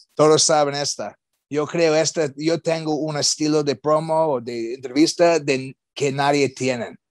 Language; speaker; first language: Spanish; non-native, learner; English